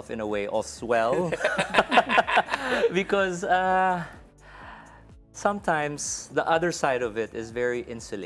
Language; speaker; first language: English; non-native, local second language; Hiligaynon